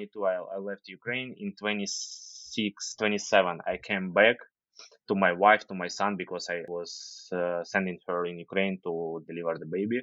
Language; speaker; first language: English; non-native, fluent; Ukrainian